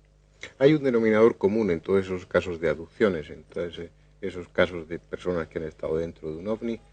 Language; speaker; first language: Spanish; native; Spanish